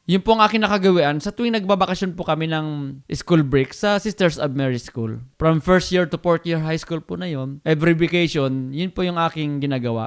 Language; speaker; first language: Filipino; non-native, local second language; Bikol